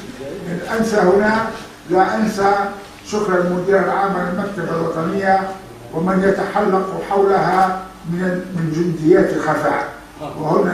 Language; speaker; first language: Arabic; native; Arabic